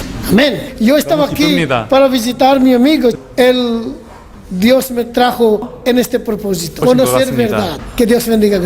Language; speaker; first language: Spanish; non-native, learner; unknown